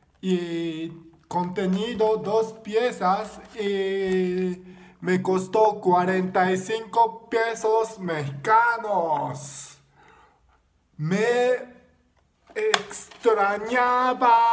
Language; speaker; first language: Spanish; non-native, learner; Japanese